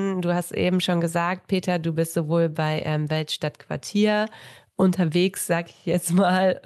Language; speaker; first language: German; native; German